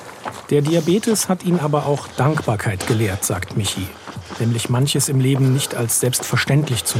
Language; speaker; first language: German; native; German